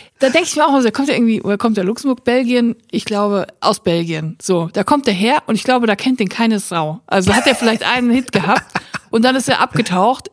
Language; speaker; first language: German; native; German